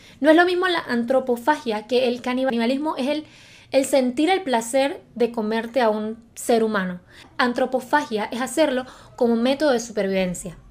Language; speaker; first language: Spanish; native; Spanish